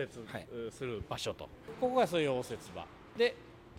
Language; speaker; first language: Japanese; native; Japanese